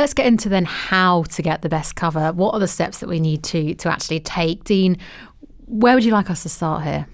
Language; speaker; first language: English; native; English